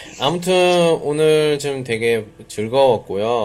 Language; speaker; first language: Korean; native; Korean